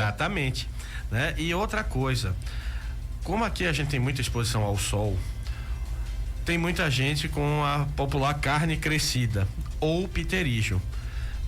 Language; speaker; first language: Portuguese; native; Portuguese